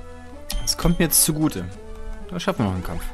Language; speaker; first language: German; native; German